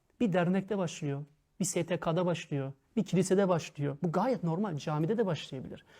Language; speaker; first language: Turkish; early bilingual, heritage; Turkish